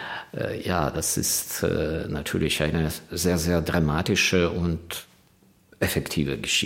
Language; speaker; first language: German; non-native, fluent; Ukrainian